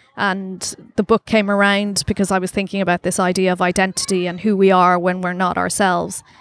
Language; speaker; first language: English; native; English